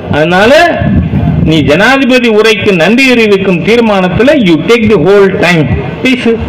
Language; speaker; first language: Tamil; native; Tamil